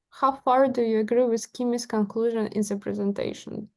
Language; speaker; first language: English; non-native, learner; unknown